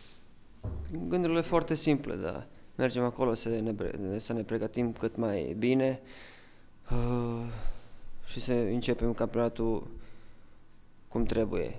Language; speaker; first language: Romanian; non-native, fluent; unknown